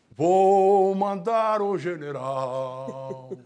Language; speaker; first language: Portuguese; native; Portuguese